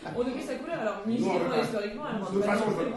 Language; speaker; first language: French; native; French